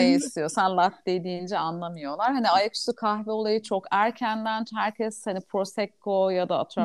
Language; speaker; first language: Turkish; native; Turkish